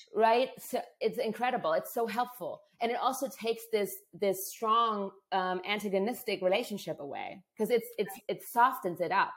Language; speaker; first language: English; non-native, fluent; German